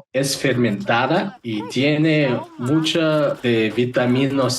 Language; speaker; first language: Spanish; non-native, fluent; Mongolian